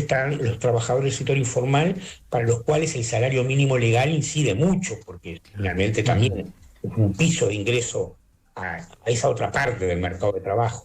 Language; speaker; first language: Spanish; native; Spanish